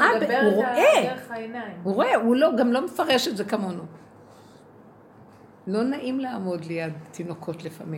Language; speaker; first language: Hebrew; native; Hebrew